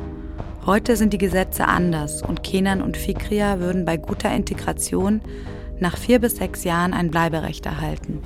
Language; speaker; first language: German; native; German